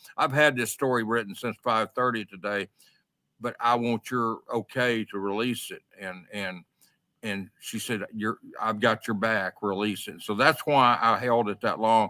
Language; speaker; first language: English; native; English